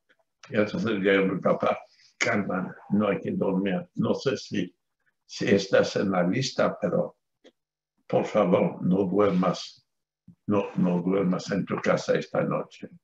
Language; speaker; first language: Spanish; non-native, fluent; French